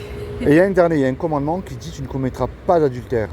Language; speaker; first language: French; native; French